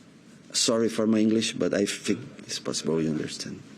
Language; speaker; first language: English; non-native, learner; Portuguese